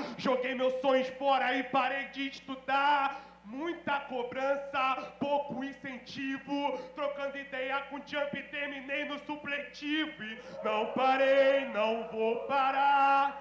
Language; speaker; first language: Portuguese; native; Portuguese